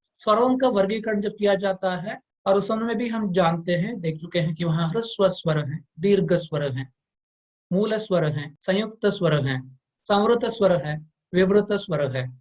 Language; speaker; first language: Hindi; non-native, local second language; Kannada